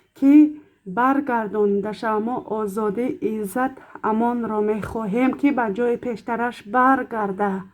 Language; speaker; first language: Tajik; native; Tajik